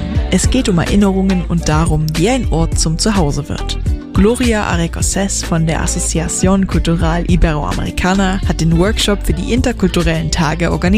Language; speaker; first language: German; native; German